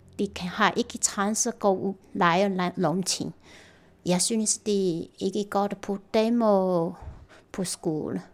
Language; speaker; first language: Danish; non-native, learner; Chinese